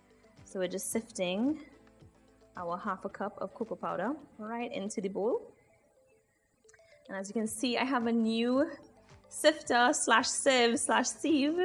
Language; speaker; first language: English; native; English